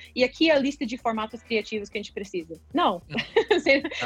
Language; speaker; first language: Portuguese; non-native, fluent; English